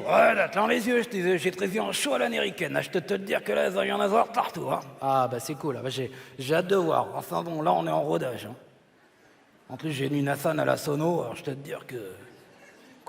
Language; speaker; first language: French; native; French